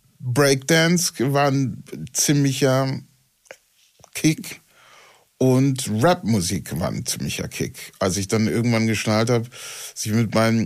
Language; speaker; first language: German; early bilingual, other home language; Ewe